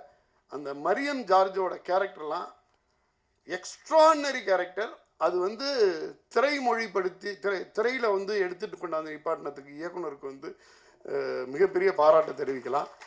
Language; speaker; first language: Tamil; native; Tamil